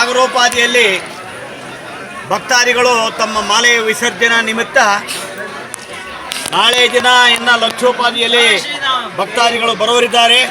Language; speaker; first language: Kannada; native; Kannada